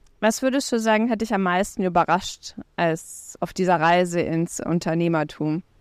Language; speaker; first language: German; native; German